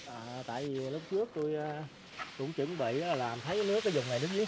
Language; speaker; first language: Vietnamese; native; Vietnamese